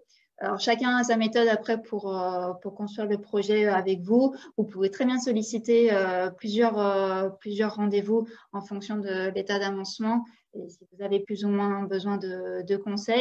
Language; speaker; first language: French; native; French